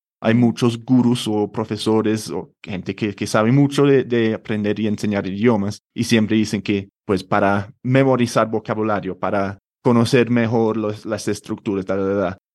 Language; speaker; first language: Spanish; non-native, fluent; English